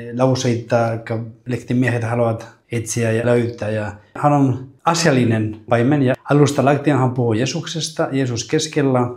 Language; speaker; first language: Finnish; non-native, fluent; Spanish